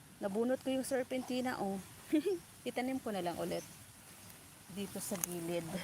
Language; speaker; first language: Filipino; non-native, local second language; Bikol